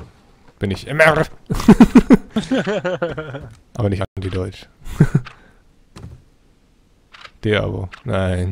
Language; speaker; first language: German; native; German